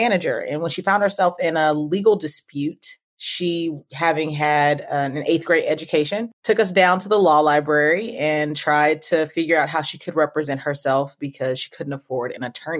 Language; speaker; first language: English; native; English